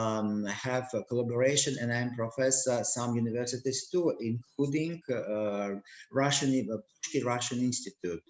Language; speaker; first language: English; non-native, learner; Russian